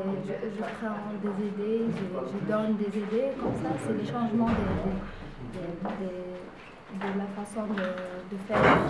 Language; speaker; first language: French; non-native, local second language; Arabic